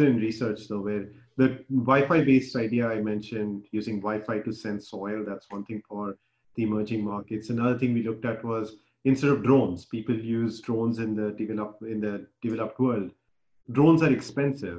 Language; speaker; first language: English; non-native, local second language; Hindi